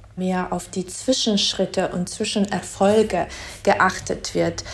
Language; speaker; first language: German; non-native, fluent; Georgian